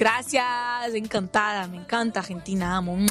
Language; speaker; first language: Spanish; non-native, fluent; Portuguese